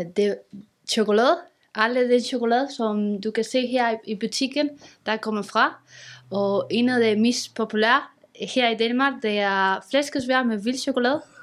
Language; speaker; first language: Danish; non-native, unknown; Spanish